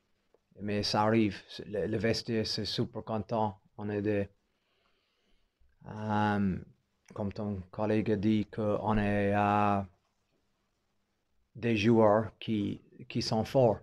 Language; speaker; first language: French; non-native, fluent; English